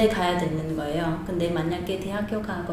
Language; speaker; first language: Korean; non-native, learner; Vietnamese